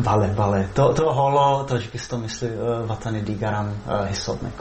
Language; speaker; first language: Persian; non-native, fluent; Czech